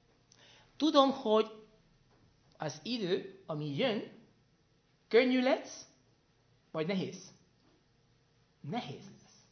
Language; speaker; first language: Hungarian; non-native, fluent; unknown